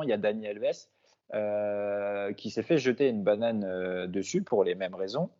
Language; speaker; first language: French; native; French